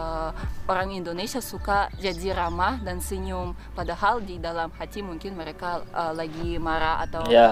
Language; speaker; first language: Indonesian; non-native, fluent; Russian